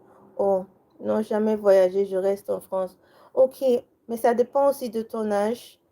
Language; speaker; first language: French; non-native, learner; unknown